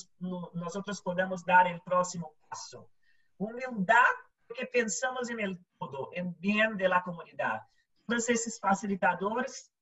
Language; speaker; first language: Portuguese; non-native, learner; Spanish